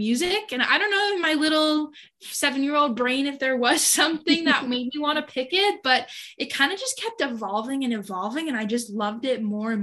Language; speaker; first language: English; native; English